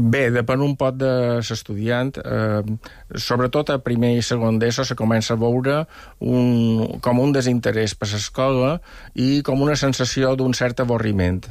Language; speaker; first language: Catalan; native; Catalan